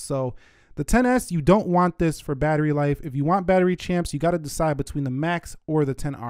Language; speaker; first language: English; native; English